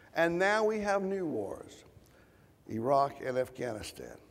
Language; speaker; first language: English; native; English